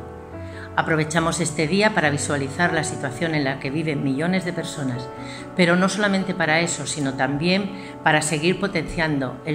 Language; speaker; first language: Spanish; native; Spanish